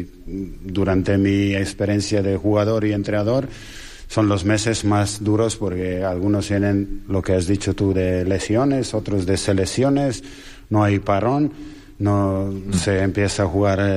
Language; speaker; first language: Spanish; non-native, fluent; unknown